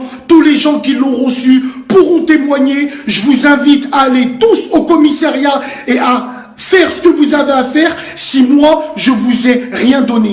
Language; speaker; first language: French; native; French